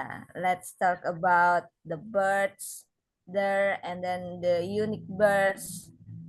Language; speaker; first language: English; non-native, learner; Indonesian